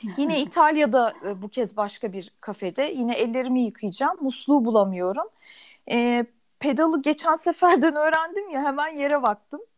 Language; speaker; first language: Turkish; native; Turkish